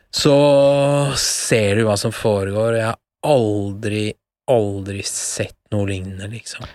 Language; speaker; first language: Norwegian; early bilingual, other home language; Persian